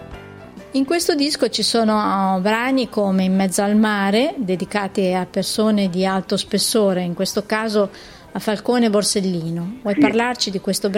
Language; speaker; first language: Italian; native; Italian